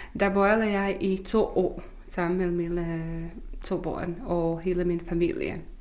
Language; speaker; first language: Danish; non-native, fluent; Bosnian